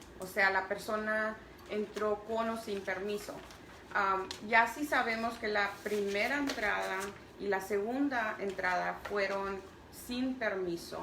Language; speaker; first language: Spanish; early bilingual, heritage; Spanish